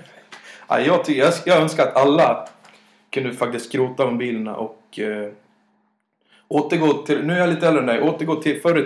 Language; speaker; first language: Swedish; native; Swedish